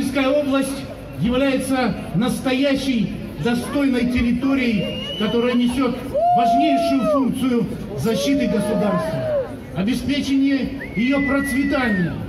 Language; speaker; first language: Russian; native; Russian